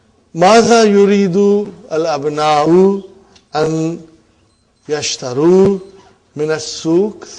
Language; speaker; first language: Arabic; non-native, fluent; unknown